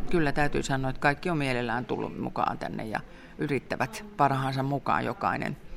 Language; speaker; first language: Finnish; native; Finnish